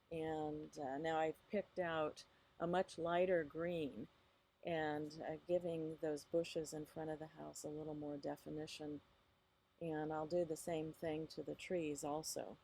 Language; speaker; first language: English; native; English